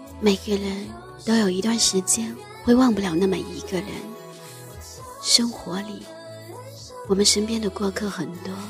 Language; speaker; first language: Chinese; native; Chinese